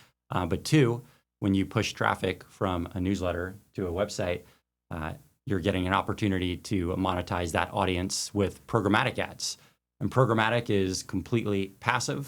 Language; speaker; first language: English; native; English